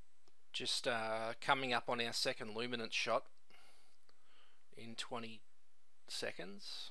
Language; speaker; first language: English; native; English